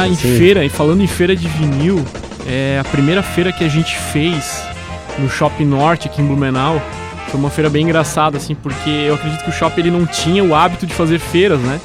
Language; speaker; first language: Portuguese; native; Portuguese